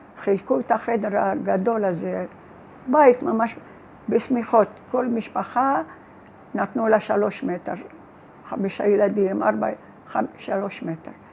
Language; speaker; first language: Hebrew; non-native, fluent; Arabic